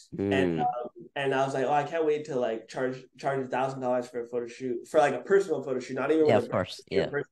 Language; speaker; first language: English; native; English